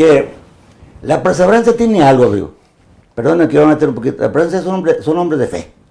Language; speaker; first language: Spanish; native; Spanish